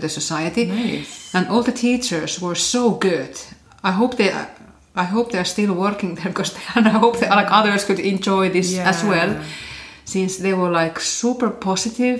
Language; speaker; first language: English; non-native, fluent; Finnish